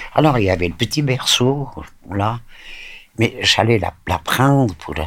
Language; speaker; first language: French; native; French